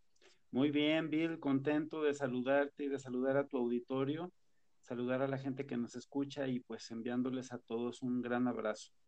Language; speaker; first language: Spanish; native; Spanish